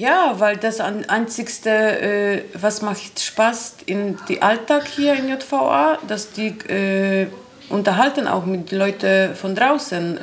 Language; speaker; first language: German; non-native, learner; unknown